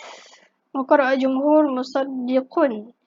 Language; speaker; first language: Arabic; non-native, fluent; Malay